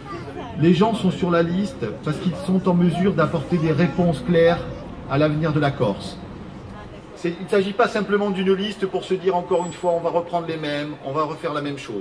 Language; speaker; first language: French; native; French